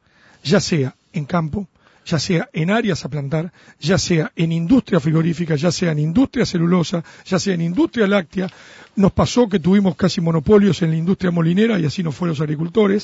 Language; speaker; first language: Spanish; native; Spanish